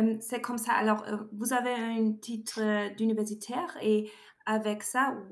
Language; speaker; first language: French; non-native, learner; German